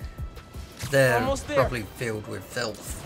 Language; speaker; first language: English; native; English